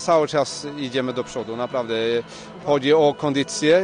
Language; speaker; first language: Polish; non-native, learner; Swedish